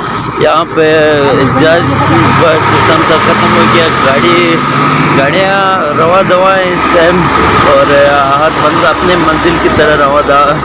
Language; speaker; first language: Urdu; non-native, local second language; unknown